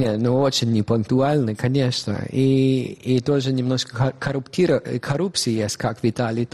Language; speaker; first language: Russian; non-native, fluent; English